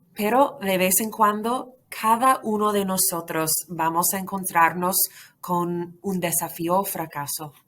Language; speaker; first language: Spanish; non-native, fluent; English